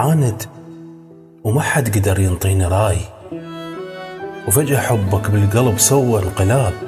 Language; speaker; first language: Arabic; native; Arabic